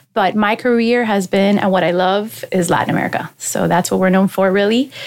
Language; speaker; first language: English; native; English